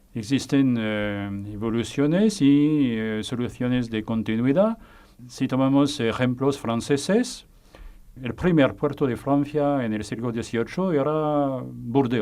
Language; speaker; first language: Spanish; non-native, fluent; French